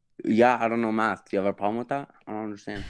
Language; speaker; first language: English; native; English